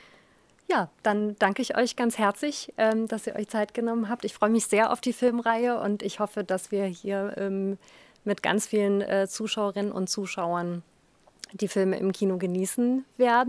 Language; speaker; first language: German; native; German